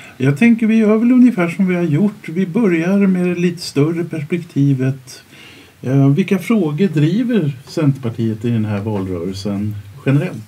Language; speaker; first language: Swedish; native; Swedish